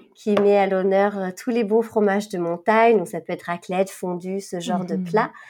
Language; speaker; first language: French; native; French